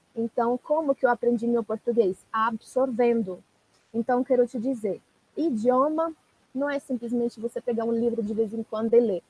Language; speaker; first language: Portuguese; non-native, fluent; Italian